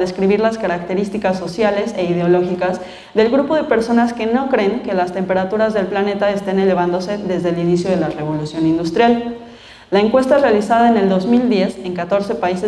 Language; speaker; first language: Spanish; native; Spanish